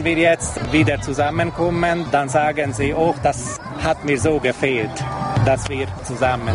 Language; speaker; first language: German; non-native, local second language; Hungarian